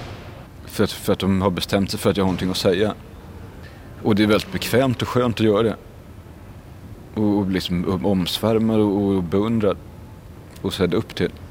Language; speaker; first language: Swedish; native; Swedish